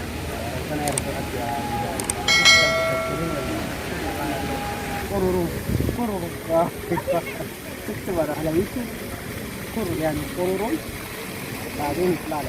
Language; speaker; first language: Arabic; non-native, fluent; Oromo